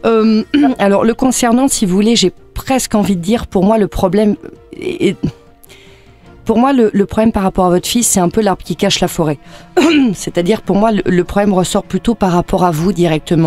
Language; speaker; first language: French; native; French